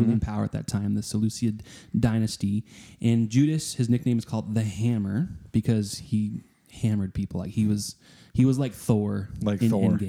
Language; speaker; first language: English; native; English